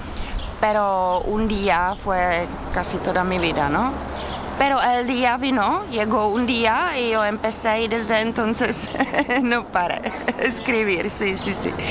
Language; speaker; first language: Spanish; non-native, fluent; Czech